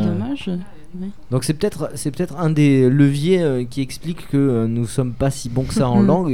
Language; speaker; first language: French; native; French